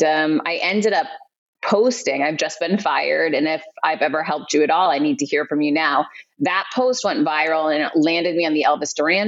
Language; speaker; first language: English; native; English